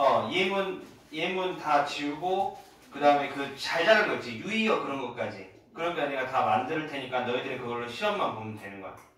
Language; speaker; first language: Korean; native; Korean